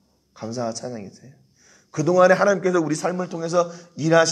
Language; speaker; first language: Korean; native; Korean